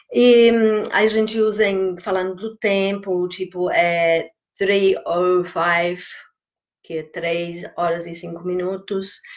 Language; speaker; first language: Portuguese; non-native, fluent; English